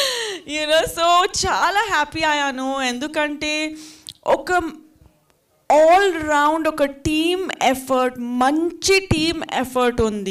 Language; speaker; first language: Telugu; non-native, fluent; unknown